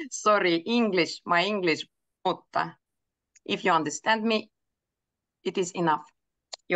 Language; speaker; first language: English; non-native, fluent; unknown